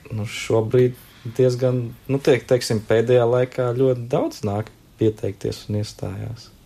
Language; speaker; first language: Latvian; native; Latvian